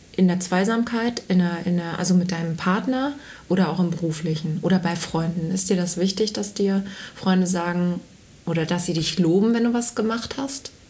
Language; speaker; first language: German; native; German